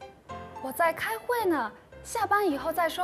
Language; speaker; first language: Chinese; non-native, fluent; Korean